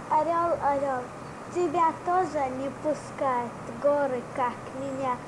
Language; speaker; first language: Russian; non-native, local second language; Chechen